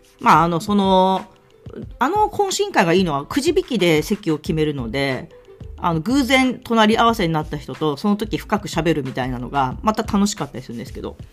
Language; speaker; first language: Japanese; native; Japanese